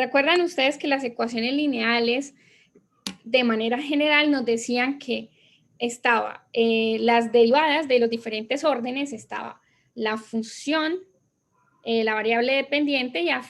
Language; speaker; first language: Spanish; native; Spanish